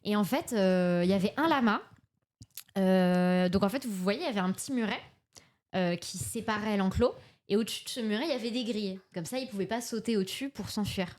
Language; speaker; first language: French; native; French